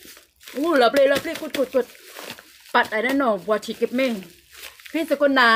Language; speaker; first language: English; non-native, learner; Thai